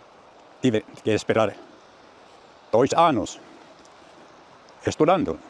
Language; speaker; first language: Portuguese; non-native, learner; Finnish